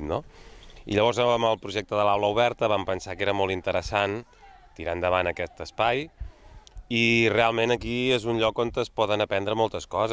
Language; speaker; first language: Catalan; native; Catalan